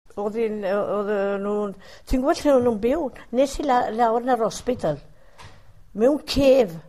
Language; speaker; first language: Welsh; early bilingual, heritage; Welsh